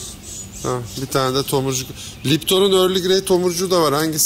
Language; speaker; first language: Turkish; native; Turkish